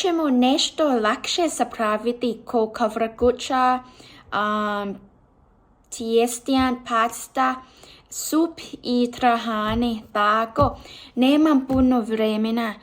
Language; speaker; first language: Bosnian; non-native, learner; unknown